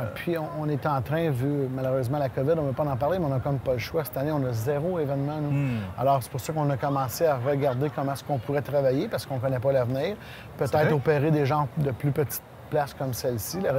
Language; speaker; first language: French; native; French